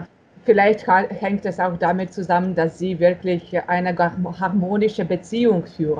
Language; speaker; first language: German; non-native, fluent; Russian